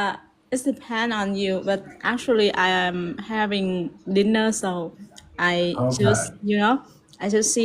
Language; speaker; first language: English; non-native, learner; Vietnamese